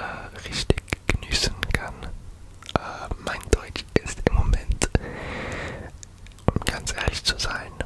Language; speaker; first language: German; non-native, learner; English